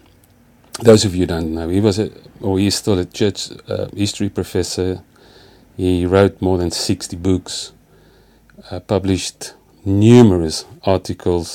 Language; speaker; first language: English; non-native, local second language; Afrikaans